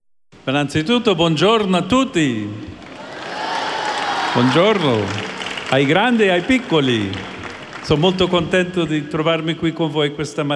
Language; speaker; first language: Italian; non-native, fluent; English